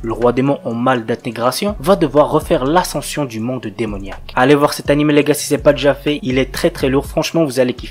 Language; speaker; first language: French; native; French